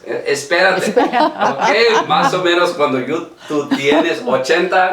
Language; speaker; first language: Spanish; non-native, learner; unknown